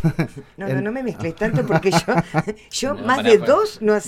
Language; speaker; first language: Spanish; native; Spanish